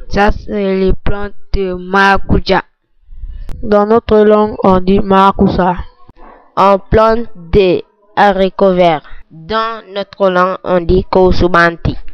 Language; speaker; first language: French; non-native, local second language; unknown